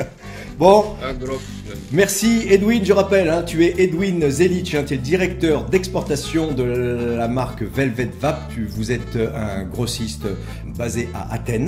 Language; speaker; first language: French; native; French